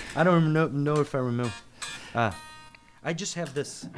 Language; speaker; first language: English; non-native, fluent; Portuguese